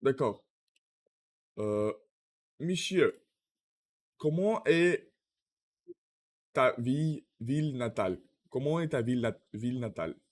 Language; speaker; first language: French; non-native, learner; Russian